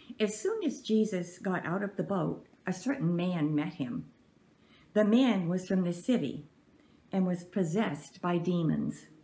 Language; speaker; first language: English; native; English